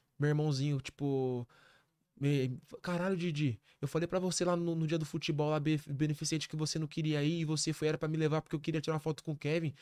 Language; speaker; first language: Portuguese; native; Portuguese